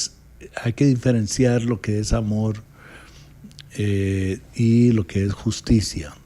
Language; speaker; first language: Spanish; native; Spanish